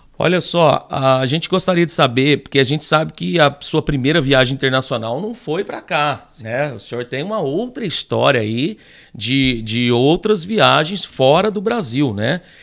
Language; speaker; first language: Portuguese; native; Portuguese